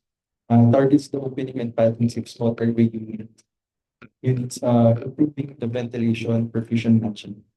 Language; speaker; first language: English; non-native, local second language; Filipino